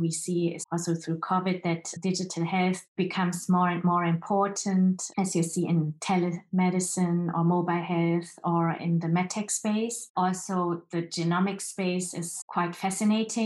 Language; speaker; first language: English; non-native, fluent; Chinese